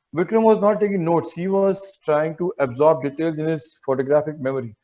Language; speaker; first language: English; non-native, local second language; Hindi